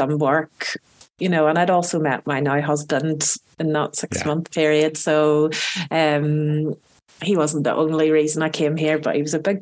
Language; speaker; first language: English; native; English